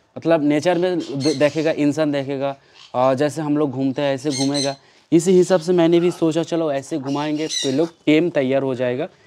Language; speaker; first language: Hindi; non-native, local second language; Bangla